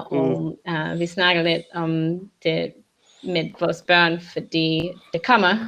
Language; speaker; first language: Danish; non-native, learner; English